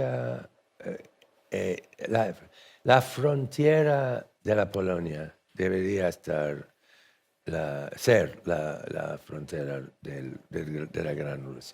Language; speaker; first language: Spanish; non-native, fluent; English